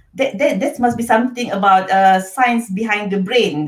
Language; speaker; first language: English; non-native, local second language; Malay